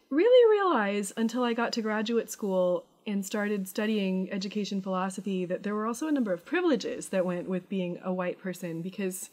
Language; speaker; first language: English; native; English